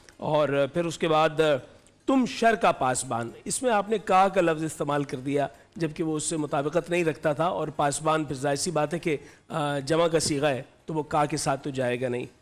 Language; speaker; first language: Urdu; native; Urdu